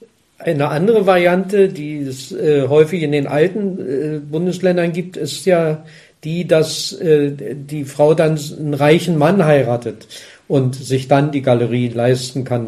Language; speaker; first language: German; native; German